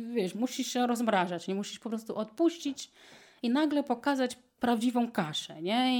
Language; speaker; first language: Polish; non-native, fluent; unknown